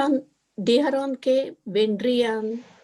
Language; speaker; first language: Spanish; non-native, learner; English